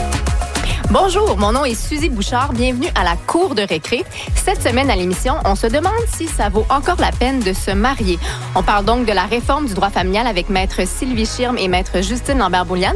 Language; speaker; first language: French; native; French